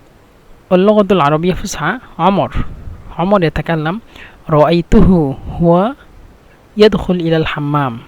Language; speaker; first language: Arabic; non-native, fluent; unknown